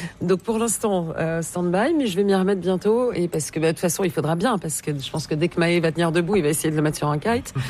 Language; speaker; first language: French; native; French